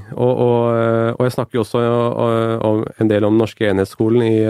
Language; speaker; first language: Norwegian; early bilingual, other home language; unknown